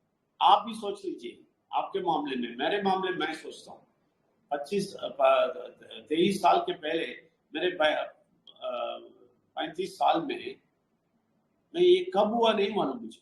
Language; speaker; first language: Hindi; non-native, local second language; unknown